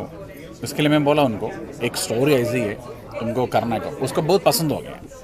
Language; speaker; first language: Hindi; non-native, local second language; Malayalam